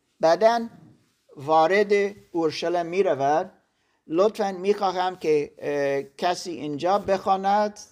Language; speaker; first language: Persian; non-native, learner; German